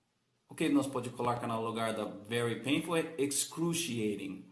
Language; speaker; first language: Portuguese; non-native, learner; English